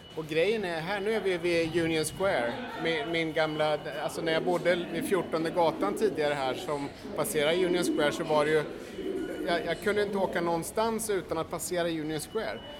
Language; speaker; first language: Swedish; native; Swedish